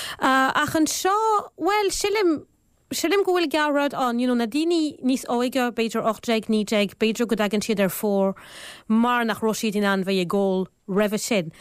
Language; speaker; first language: Irish; non-native, fluent; French